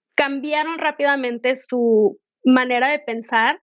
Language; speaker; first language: Spanish; early bilingual, heritage; Spanish